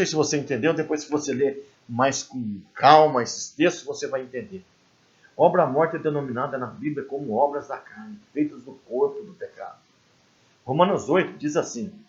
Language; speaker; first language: Portuguese; native; Portuguese